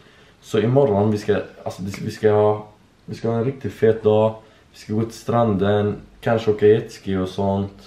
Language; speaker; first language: Swedish; native; Swedish